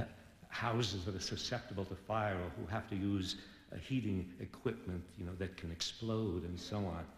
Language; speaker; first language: English; native; English